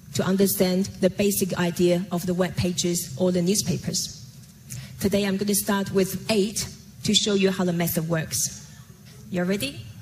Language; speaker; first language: English; non-native, fluent; Chinese